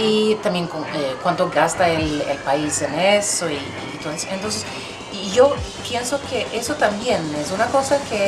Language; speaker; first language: Spanish; non-native, fluent; Swedish